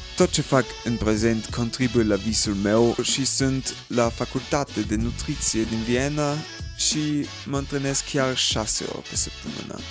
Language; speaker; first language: Romanian; early bilingual, heritage; Romanian